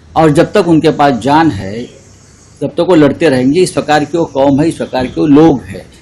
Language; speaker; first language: Hindi; non-native, local second language; Marathi